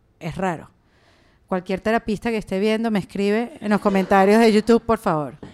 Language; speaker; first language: Spanish; native; Spanish